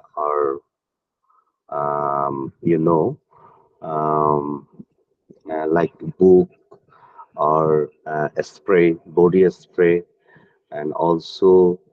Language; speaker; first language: English; non-native, learner; Bangla